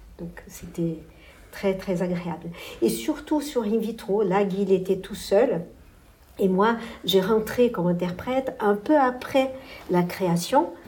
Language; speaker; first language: French; non-native, fluent; Portuguese